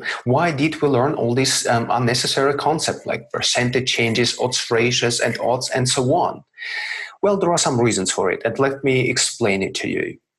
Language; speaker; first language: English; non-native, fluent; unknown